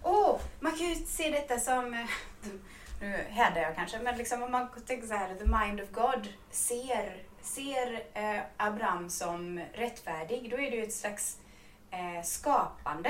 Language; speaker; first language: Swedish; native; Swedish